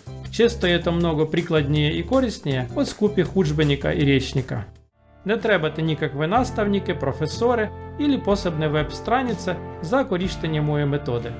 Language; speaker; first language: Croatian; non-native, learner; Russian